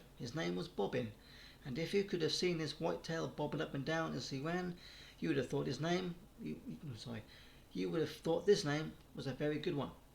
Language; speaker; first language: English; native; English